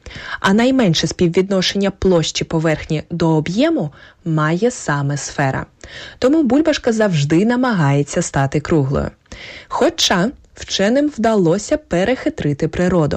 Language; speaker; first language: Ukrainian; native; Ukrainian